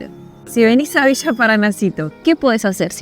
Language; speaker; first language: Spanish; native; Spanish